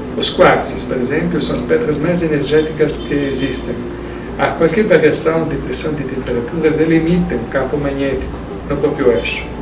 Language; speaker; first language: Portuguese; non-native, fluent; Italian